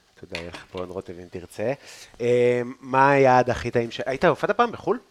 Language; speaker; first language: Hebrew; native; Hebrew